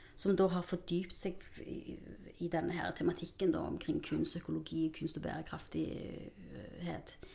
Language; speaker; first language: Norwegian; early bilingual, other home language; Spanish